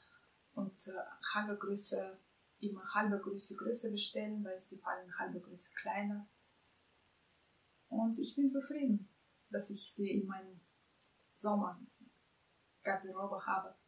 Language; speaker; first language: German; non-native, fluent; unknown